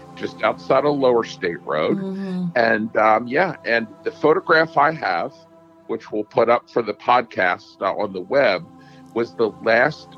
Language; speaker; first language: English; native; English